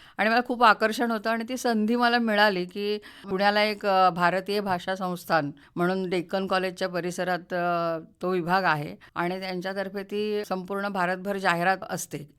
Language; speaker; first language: Marathi; native; Marathi